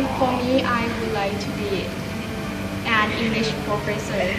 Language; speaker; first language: English; non-native, learner; Thai